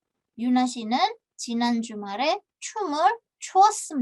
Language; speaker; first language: Korean; non-native, fluent; Indonesian